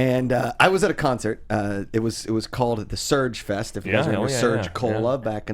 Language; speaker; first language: English; native; English